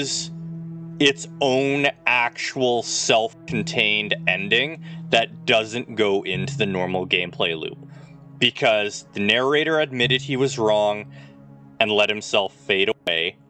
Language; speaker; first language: English; native; English